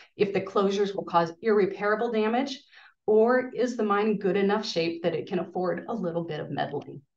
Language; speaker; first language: English; native; English